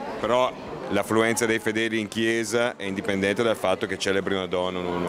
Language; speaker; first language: Italian; native; Italian